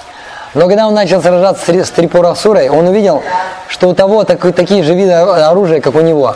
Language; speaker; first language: Russian; native; Russian